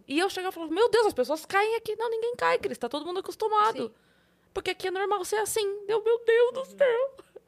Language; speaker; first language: Portuguese; native; Portuguese